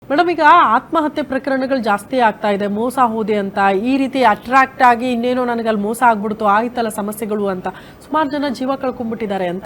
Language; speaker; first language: Kannada; native; Kannada